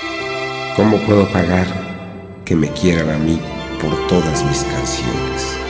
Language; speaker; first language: Spanish; native; Spanish